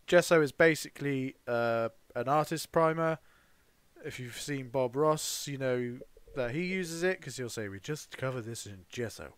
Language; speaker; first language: English; native; English